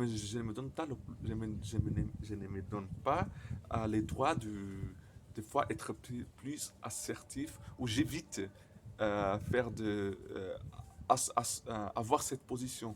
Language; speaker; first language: French; non-native, learner; Portuguese